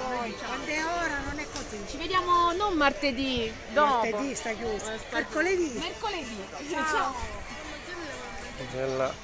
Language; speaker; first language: Italian; non-native, learner; Punjabi